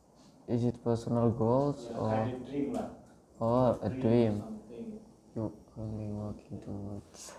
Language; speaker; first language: English; non-native, learner; Indonesian